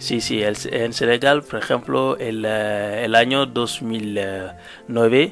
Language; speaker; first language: Spanish; non-native, learner; Wolof